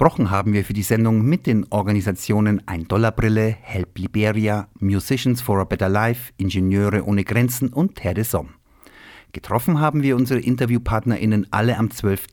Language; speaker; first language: German; native; German